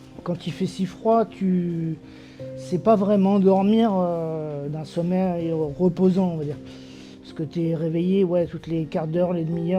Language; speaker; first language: French; native; French